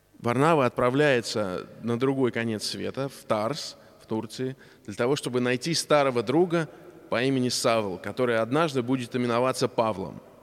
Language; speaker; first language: Russian; native; Russian